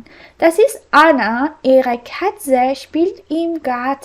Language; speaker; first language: German; non-native, fluent; Persian